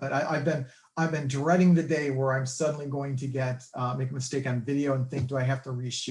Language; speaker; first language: English; native; English